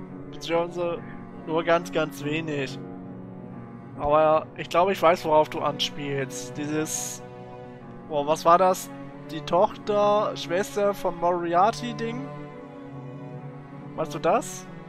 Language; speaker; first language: German; native; German